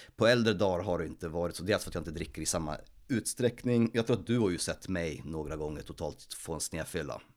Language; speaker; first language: Swedish; early bilingual, other home language; Polish